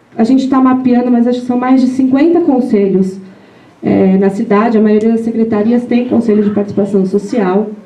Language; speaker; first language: Portuguese; native; Portuguese